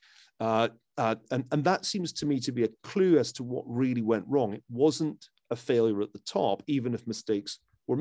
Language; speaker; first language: English; native; English